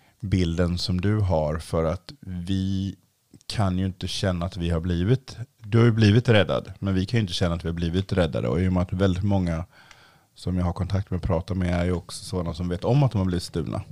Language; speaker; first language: Swedish; native; Swedish